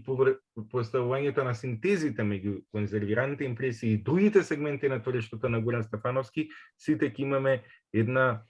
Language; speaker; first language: Macedonian; native; Macedonian